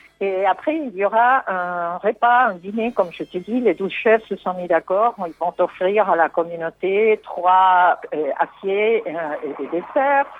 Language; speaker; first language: French; non-native, fluent; Spanish